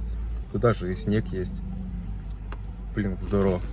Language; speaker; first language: Russian; native; Russian